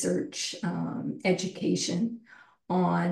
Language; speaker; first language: English; native; English